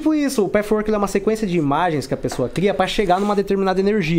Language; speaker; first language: Portuguese; native; Portuguese